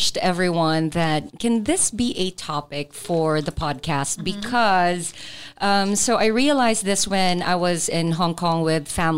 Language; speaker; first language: English; non-native, local second language; Filipino